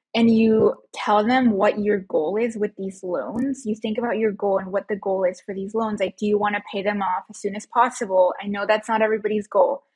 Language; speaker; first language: English; early bilingual, other home language; Spanish